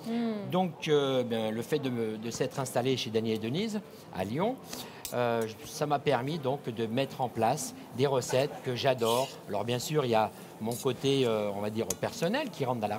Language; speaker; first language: French; native; French